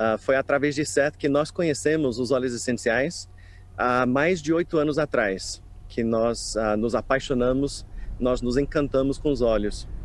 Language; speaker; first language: Portuguese; non-native, fluent; English